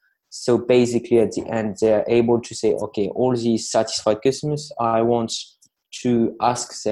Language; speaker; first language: English; non-native, fluent; French